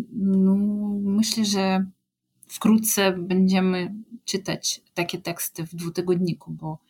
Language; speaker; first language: Polish; non-native, fluent; Ukrainian